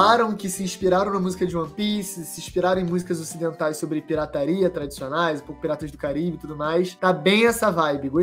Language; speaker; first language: Portuguese; native; Portuguese